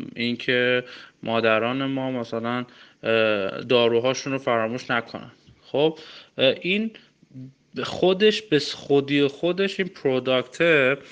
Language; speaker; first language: Persian; non-native, local second language; Armenian